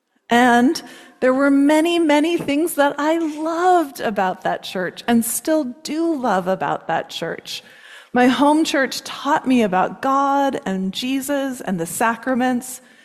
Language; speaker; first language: English; native; English